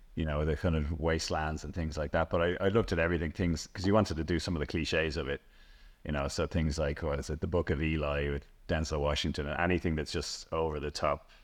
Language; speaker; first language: English; native; English